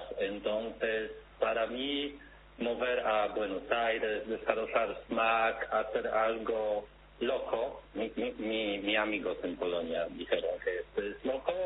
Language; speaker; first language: Spanish; non-native, learner; Polish